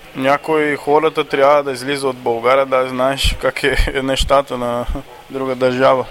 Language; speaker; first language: Bulgarian; non-native, learner; Portuguese